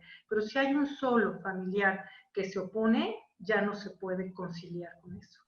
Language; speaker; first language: Spanish; native; Spanish